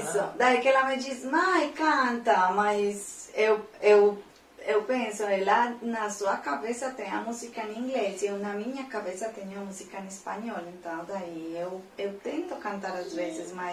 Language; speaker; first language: Portuguese; non-native, fluent; Spanish